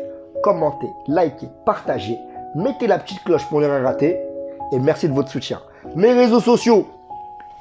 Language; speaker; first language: French; native; French